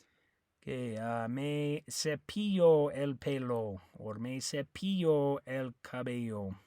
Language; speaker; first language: Spanish; non-native, fluent; English